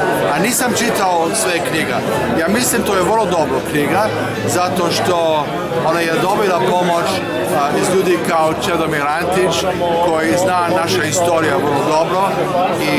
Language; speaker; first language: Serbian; early bilingual, heritage; English